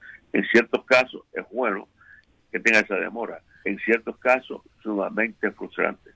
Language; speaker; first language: Spanish; native; Spanish